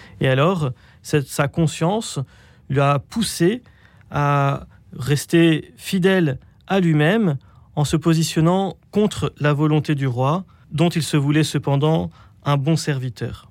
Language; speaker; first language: French; native; French